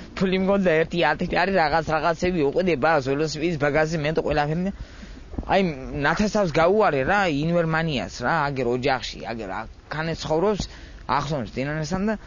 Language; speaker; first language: Georgian; non-native, local second language; Mingrelian